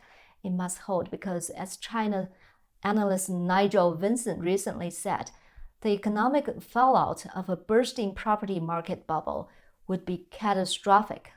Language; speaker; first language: English; non-native, fluent; Chinese